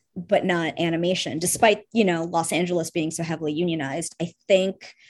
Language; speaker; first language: English; early bilingual, heritage; Russian